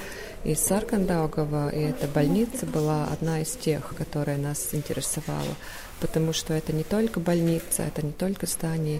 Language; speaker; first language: Russian; non-native, local second language; Latvian